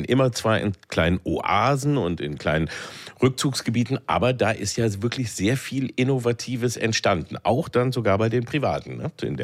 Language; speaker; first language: German; native; German